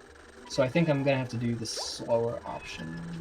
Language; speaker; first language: English; native; English